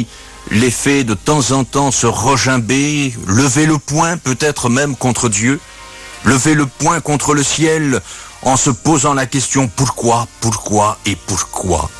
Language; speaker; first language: French; native; French